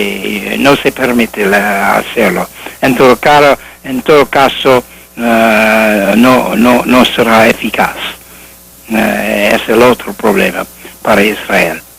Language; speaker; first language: Spanish; non-native, learner; English